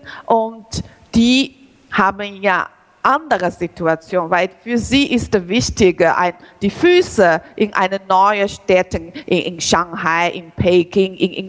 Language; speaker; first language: German; non-native, learner; Chinese